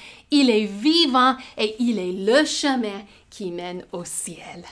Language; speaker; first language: French; native; French